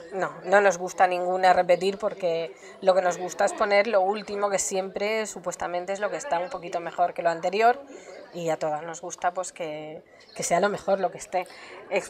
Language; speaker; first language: Spanish; native; Spanish